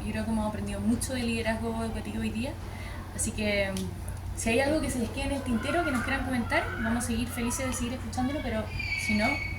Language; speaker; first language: Spanish; native; Spanish